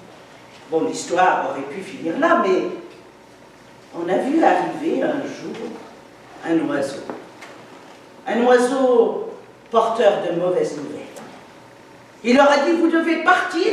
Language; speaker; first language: French; native; French